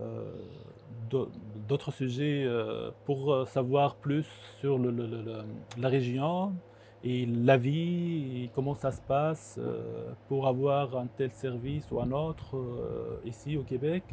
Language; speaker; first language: French; non-native, local second language; Arabic